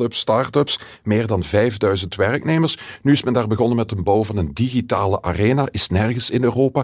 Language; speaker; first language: Dutch; native; Dutch